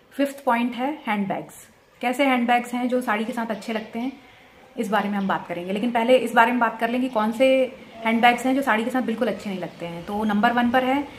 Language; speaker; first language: Hindi; native; Hindi